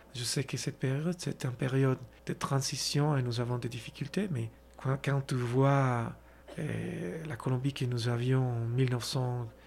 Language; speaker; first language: French; non-native, fluent; Spanish